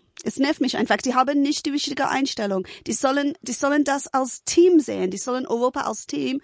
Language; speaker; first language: German; non-native, fluent; English